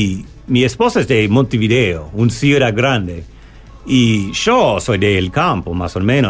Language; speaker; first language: Spanish; non-native, learner; English